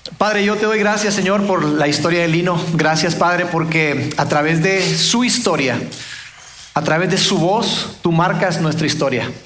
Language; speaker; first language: Spanish; native; Spanish